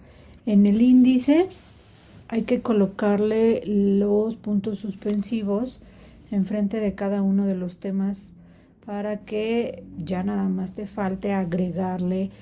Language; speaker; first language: Spanish; native; Spanish